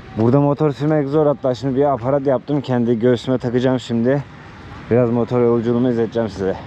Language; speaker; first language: Turkish; native; Turkish